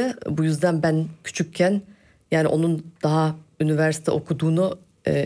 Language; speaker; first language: Turkish; early bilingual, heritage; Turkish